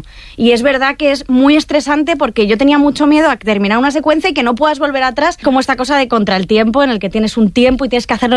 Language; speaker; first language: Spanish; native; Spanish